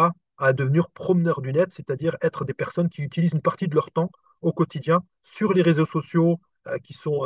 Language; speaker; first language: French; native; French